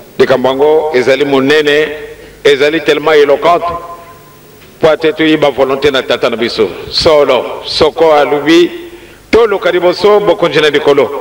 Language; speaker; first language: Lingala; non-native, local second language; Kongo